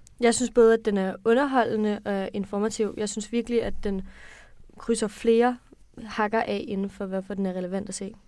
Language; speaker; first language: Danish; native; Danish